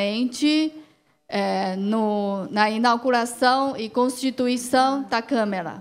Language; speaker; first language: Portuguese; non-native, learner; Chinese